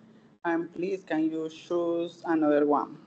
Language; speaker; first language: English; non-native, learner; Spanish